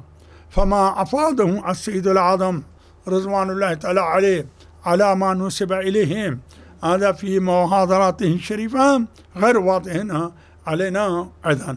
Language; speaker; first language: Arabic; non-native, fluent; Urdu